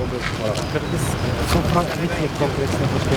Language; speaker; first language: Turkish; non-native, fluent; Kyrgyz